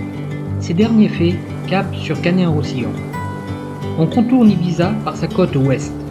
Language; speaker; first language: French; native; French